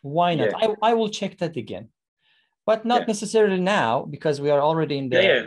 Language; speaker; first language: English; non-native, fluent; Persian